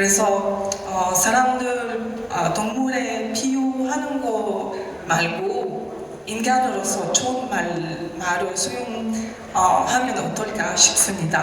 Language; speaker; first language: Korean; non-native, learner; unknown